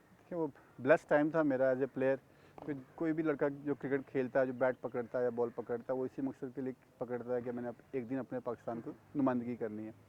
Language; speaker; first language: Urdu; non-native, local second language; Punjabi